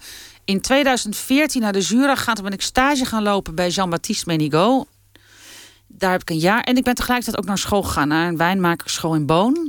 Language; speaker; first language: Dutch; native; Dutch